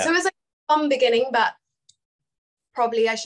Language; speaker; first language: English; native; English